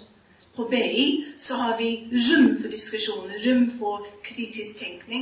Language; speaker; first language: Norwegian; non-native, fluent; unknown